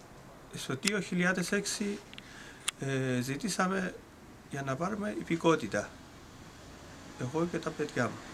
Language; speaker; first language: Greek; non-native, learner; Persian